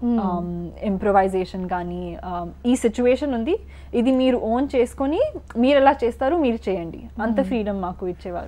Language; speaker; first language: Telugu; non-native, learner; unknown